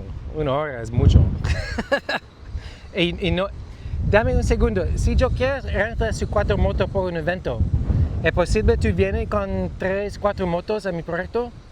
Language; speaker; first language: Spanish; non-native, learner; English